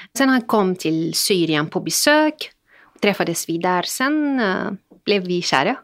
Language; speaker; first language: Swedish; non-native, fluent; Arabic